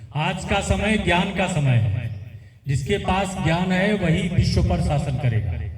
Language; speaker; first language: Hindi; native; Hindi